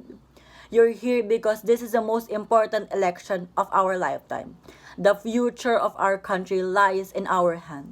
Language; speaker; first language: English; non-native, local second language; Filipino